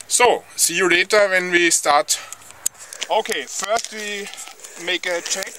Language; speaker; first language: English; non-native, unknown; German